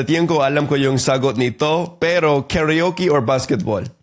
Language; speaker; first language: Filipino; non-native, fluent; English